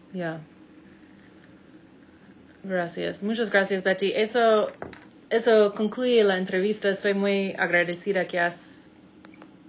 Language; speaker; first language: Spanish; non-native, fluent; English